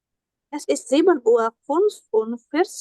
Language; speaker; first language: German; non-native, learner; Indonesian